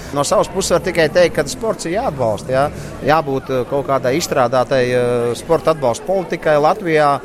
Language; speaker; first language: Latvian; native; Latvian